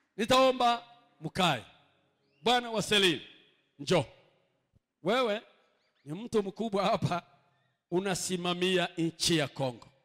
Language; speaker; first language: Swahili; non-native, local second language; Kinyarwanda